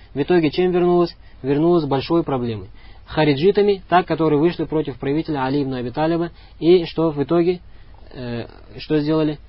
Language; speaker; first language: Russian; non-native, local second language; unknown